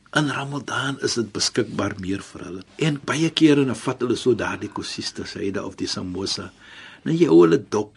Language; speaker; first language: Afrikaans; non-native, fluent; Arabic